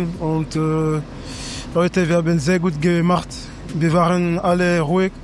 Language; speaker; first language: German; non-native, fluent; French